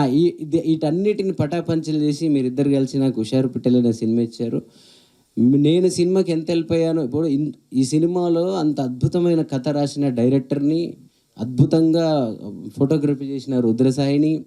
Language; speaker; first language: Telugu; native; Telugu